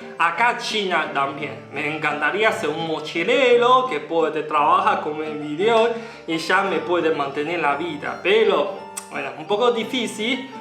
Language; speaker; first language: Spanish; non-native, learner; Chinese